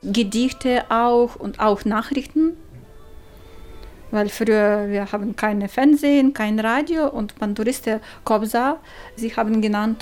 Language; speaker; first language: German; non-native, learner; Ukrainian